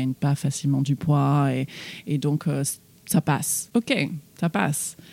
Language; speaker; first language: French; non-native, fluent; English